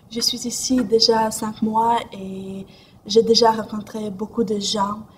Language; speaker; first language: French; non-native, fluent; Russian